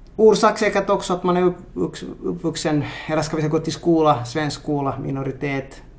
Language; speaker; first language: Swedish; native; Swedish